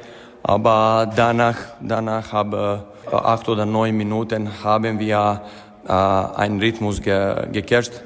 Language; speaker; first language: German; non-native, learner; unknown